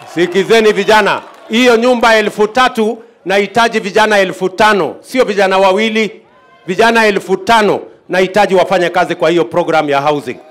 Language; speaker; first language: Swahili; non-native, local second language; Kalenjin